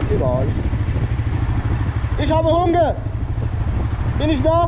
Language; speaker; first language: German; non-native, learner; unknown